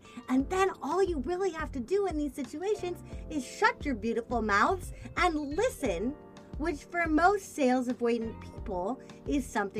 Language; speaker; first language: English; native; English